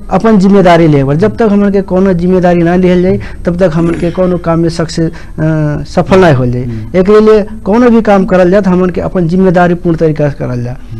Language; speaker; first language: Bhojpuri; non-native, local second language; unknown